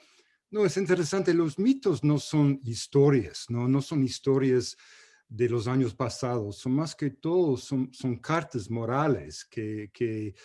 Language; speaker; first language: Spanish; non-native, fluent; English